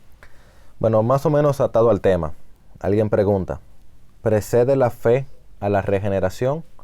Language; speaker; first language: Spanish; native; Spanish